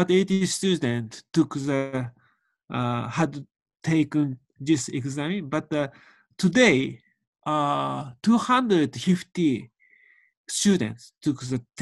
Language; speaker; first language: English; non-native, learner; Japanese